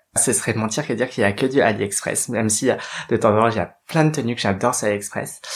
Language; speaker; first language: French; native; French